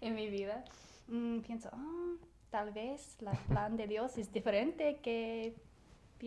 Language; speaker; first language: Spanish; non-native, learner; English